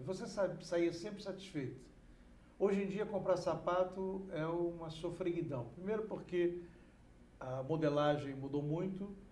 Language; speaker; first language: Portuguese; native; Portuguese